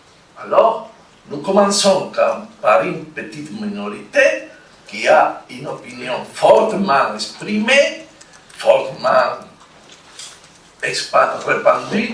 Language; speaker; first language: French; non-native, fluent; Spanish